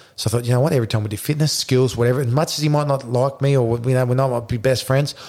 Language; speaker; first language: English; native; English